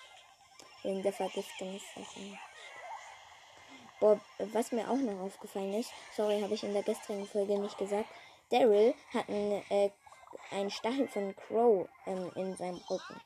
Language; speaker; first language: German; native; German